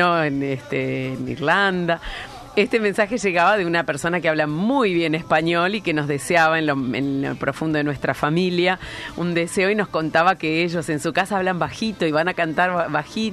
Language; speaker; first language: Spanish; native; Spanish